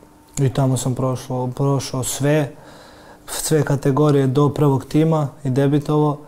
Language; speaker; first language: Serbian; early bilingual, heritage; Serbian